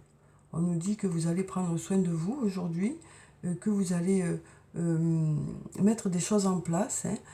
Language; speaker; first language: French; native; French